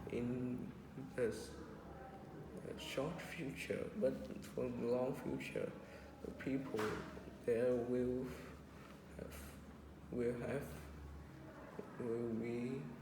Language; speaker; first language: English; non-native, learner; Vietnamese